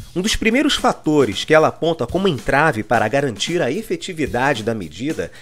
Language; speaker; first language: Portuguese; native; Portuguese